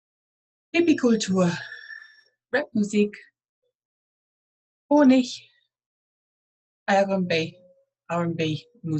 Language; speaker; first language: German; non-native, fluent; English